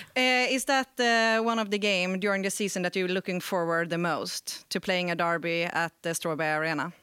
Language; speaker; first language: English; non-native, fluent; Swedish